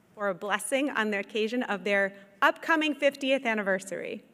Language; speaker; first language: English; native; English